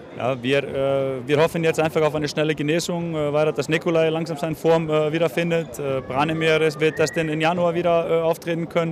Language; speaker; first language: German; non-native, learner; Icelandic